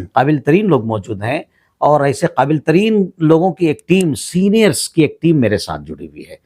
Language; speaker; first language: Urdu; native; Urdu